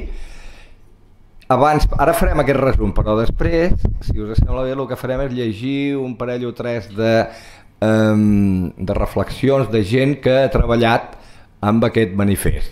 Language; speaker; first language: Catalan; native; Catalan